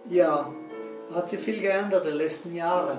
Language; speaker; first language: German; non-native, fluent; Spanish